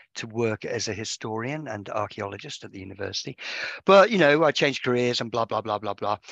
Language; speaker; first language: English; native; English